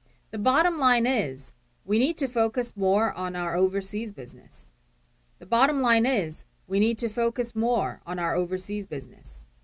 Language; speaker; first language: English; early bilingual, other home language; Korean